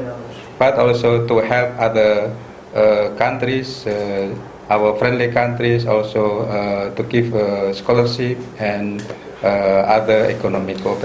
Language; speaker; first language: English; non-native, fluent; Indonesian